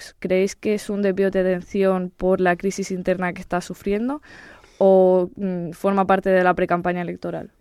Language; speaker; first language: Spanish; native; Spanish